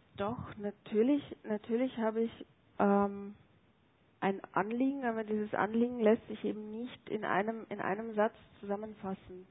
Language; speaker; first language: German; native; German